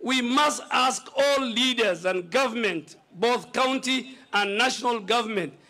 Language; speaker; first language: English; non-native, local second language; Somali